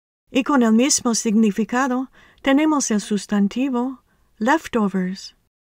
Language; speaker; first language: Spanish; native; Spanish